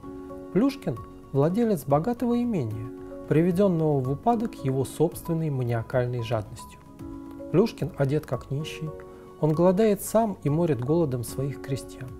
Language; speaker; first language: Russian; native; Russian